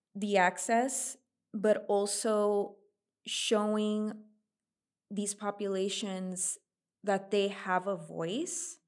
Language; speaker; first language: English; native; English